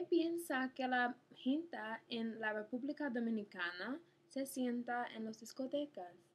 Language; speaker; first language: Spanish; non-native, learner; English